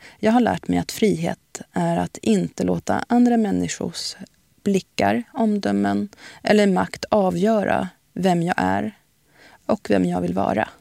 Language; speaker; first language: Swedish; early bilingual, other home language; Arabic